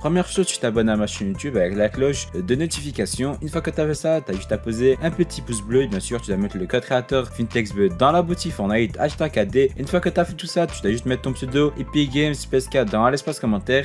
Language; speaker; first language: French; native; French